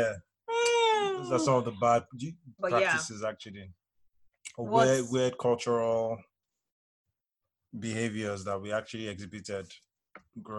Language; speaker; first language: English; non-native, local second language; Yoruba